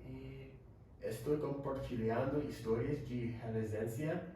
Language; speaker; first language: Portuguese; non-native, learner; English